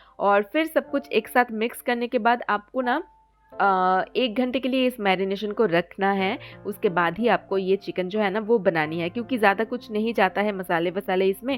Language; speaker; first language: Hindi; non-native, local second language; Bangla